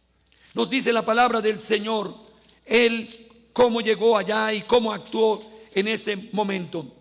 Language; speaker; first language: Spanish; native; Spanish